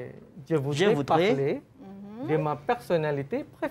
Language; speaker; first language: French; non-native, fluent; Malay